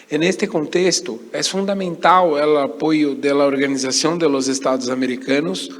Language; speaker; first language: Portuguese; native; Portuguese